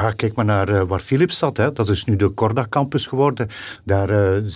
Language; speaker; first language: Dutch; native; Dutch